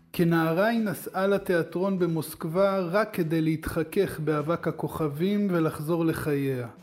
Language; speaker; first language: Hebrew; native; Hebrew